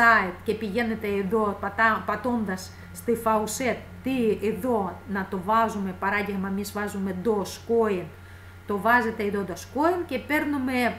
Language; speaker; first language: Greek; non-native, fluent; Russian